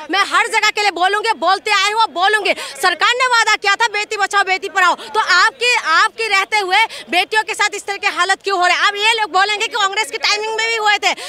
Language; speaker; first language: Hindi; non-native, local second language; Assamese